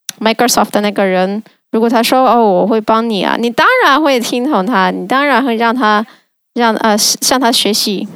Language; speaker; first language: Chinese; non-native, fluent; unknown